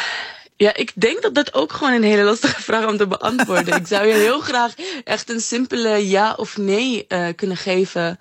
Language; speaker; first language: Dutch; non-native, fluent; Arabic